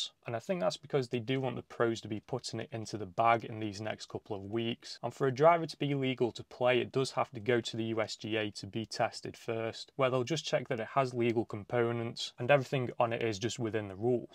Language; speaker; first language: English; native; English